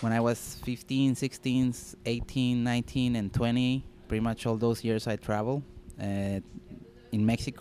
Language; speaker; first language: English; non-native, fluent; Spanish